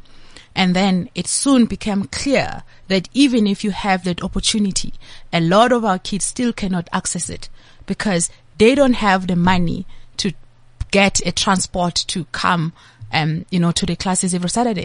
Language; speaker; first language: English; non-native, local second language; Zulu